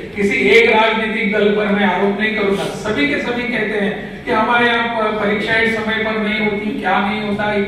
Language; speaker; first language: Hindi; non-native, local second language; Konkani